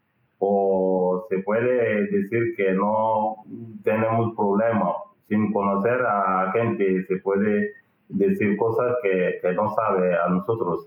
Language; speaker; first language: Spanish; non-native, learner; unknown